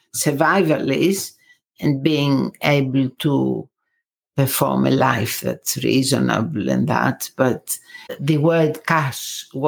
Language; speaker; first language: English; non-native, fluent; Greek